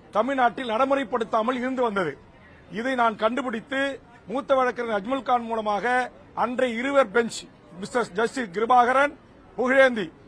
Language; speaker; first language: Tamil; native; Tamil